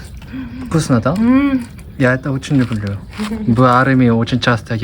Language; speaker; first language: Russian; non-native, learner; Korean